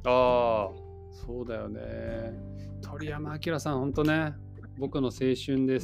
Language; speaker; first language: Japanese; native; Japanese